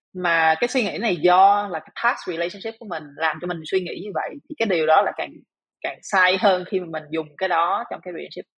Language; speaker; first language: Vietnamese; native; Vietnamese